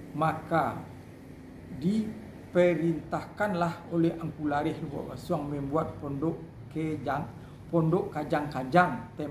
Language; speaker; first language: Indonesian; non-native, local second language; Minangkabau